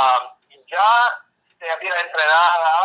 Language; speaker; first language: Spanish; non-native, fluent; English